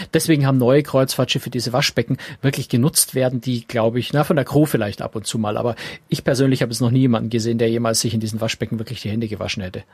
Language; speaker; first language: German; native; German